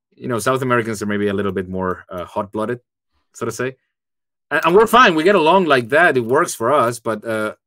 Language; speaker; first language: English; non-native, fluent; Spanish